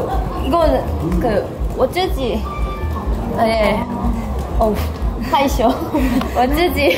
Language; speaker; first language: Chinese; non-native, learner; Korean